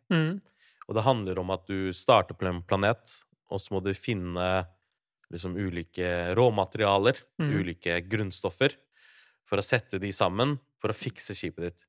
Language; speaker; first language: Norwegian; early bilingual, other home language; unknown